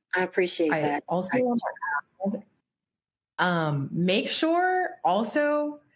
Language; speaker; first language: English; native; English